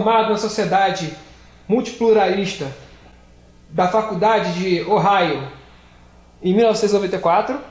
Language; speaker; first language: Portuguese; native; Portuguese